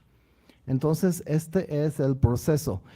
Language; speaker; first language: Spanish; non-native, learner; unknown